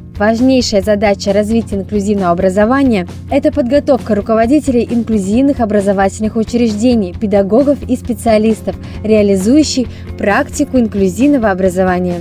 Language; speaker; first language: Russian; native; Russian